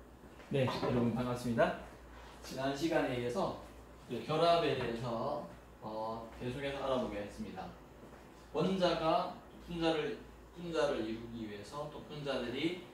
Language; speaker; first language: Korean; native; Korean